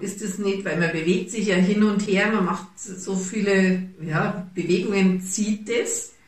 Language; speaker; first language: German; native; German